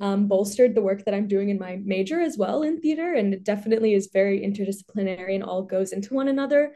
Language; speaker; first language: English; native; English